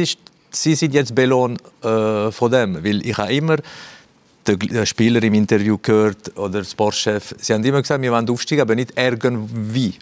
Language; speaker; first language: German; non-native, fluent; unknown